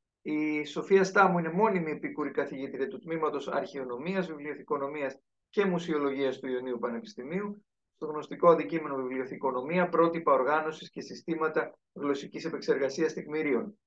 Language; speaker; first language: Greek; native; Greek